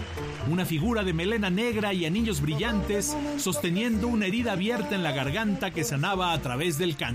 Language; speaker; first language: Spanish; native; Spanish